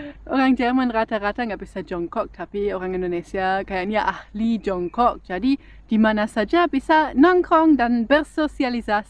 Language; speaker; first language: Indonesian; non-native, fluent; German